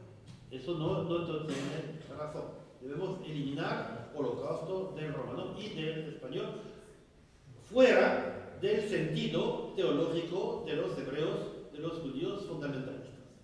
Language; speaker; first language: Spanish; non-native, fluent; French